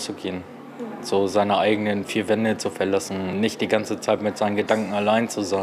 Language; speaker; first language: German; native; German